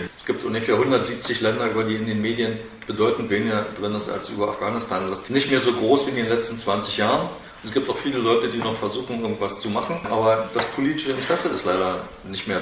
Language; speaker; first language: German; native; German